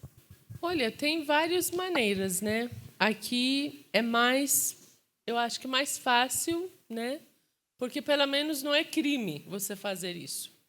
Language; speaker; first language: Portuguese; non-native, fluent; Persian